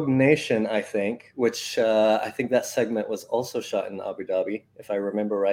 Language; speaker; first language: English; native; English